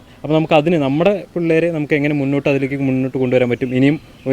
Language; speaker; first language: Malayalam; native; Malayalam